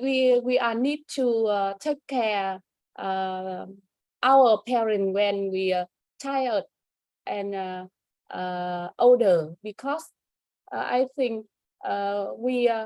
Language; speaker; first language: English; non-native, learner; Vietnamese